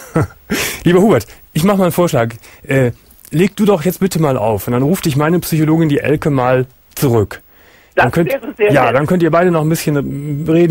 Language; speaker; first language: German; native; German